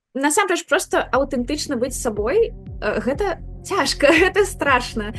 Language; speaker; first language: Belarusian; non-native, local second language; Russian